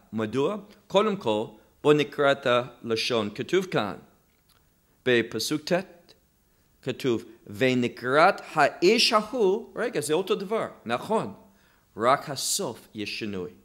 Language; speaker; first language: Hebrew; non-native, fluent; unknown